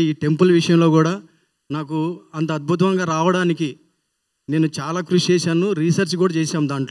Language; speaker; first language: Telugu; native; Telugu